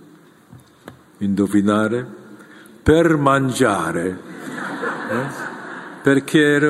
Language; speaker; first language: Italian; non-native, fluent; Korean